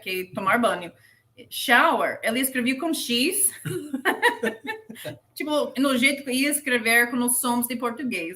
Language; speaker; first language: Portuguese; non-native, learner; English